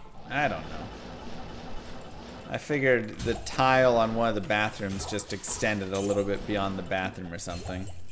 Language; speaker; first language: English; native; English